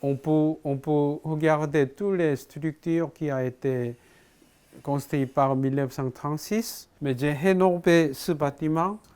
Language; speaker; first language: French; non-native, fluent; Korean